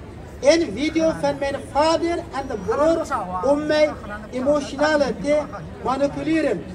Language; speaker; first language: Dutch; non-native, fluent; Uyghur